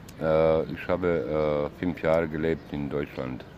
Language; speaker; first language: German; non-native, learner; Bosnian